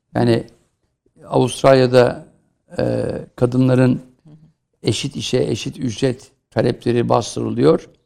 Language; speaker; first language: Turkish; native; Turkish